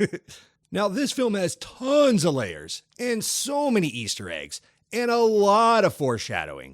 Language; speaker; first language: English; native; English